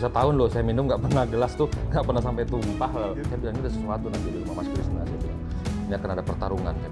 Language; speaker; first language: Indonesian; native; Indonesian